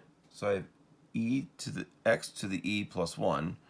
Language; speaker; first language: English; native; English